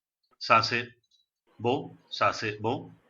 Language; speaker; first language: French; non-native, fluent; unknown